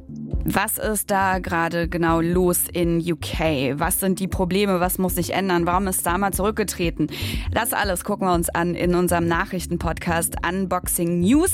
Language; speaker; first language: German; native; German